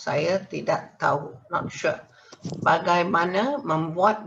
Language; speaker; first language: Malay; non-native, fluent; Tamil